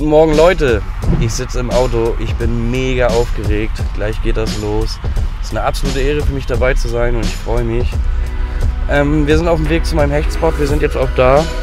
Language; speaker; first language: German; native; German